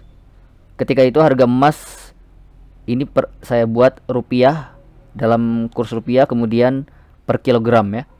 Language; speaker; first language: Indonesian; native; Indonesian